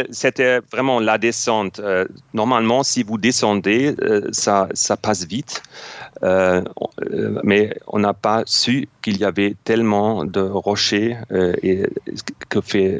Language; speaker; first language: French; non-native, fluent; German